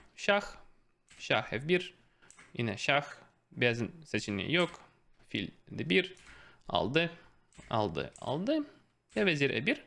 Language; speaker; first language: Turkish; non-native, fluent; Russian